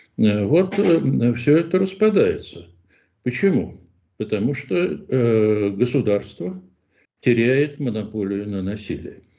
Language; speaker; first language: Russian; native; Russian